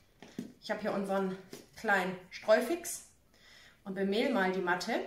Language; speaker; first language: German; native; German